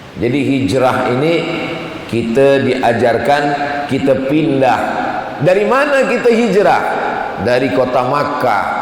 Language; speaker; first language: Malay; native; Malay